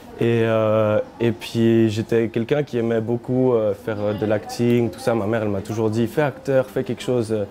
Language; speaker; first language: French; native; French